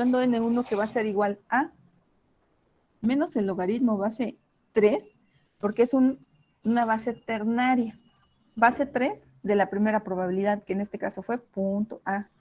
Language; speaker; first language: Spanish; native; Spanish